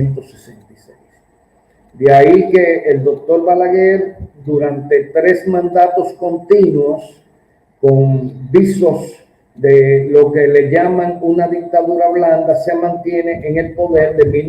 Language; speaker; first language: Spanish; native; Spanish